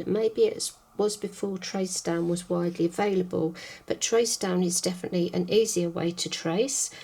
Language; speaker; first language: English; native; English